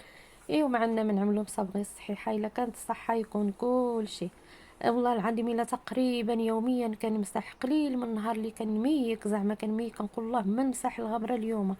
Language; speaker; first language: Arabic; native; Arabic